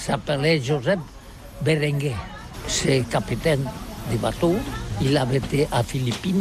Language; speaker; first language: French; non-native, learner; Catalan